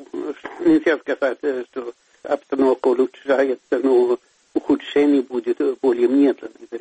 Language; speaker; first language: Russian; non-native, fluent; Swedish